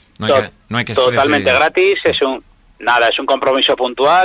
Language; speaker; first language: Spanish; native; Spanish